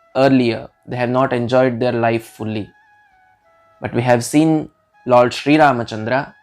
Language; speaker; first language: English; non-native, local second language; Kannada